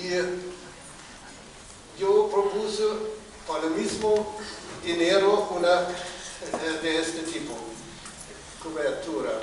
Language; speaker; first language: Spanish; non-native, fluent; German